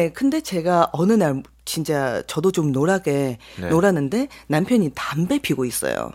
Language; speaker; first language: Korean; non-native, fluent; Chinese